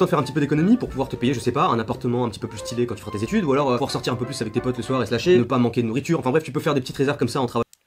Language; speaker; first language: French; native; French